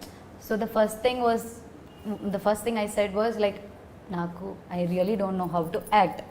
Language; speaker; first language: Telugu; non-native, learner; Malayalam